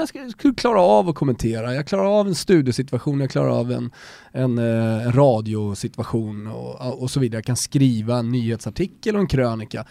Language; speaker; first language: Swedish; native; Swedish